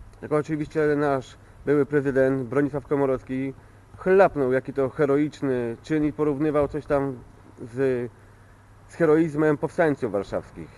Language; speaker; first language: Polish; native; Polish